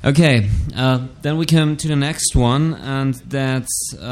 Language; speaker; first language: English; non-native, fluent; German